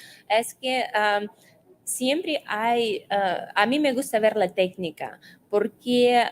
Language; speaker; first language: Spanish; non-native, fluent; Russian